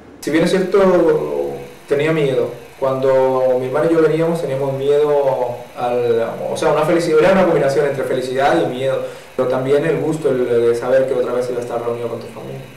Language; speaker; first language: Spanish; native; Spanish